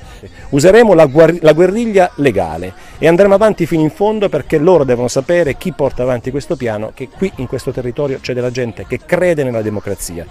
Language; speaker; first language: Italian; native; Italian